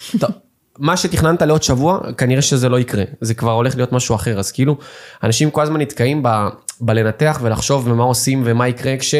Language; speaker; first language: Hebrew; native; Hebrew